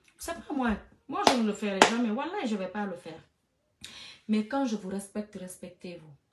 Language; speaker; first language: French; non-native, local second language; Fula